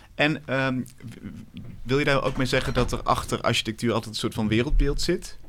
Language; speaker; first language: Dutch; native; Dutch